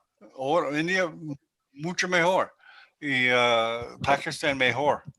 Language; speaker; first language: Spanish; non-native, learner; English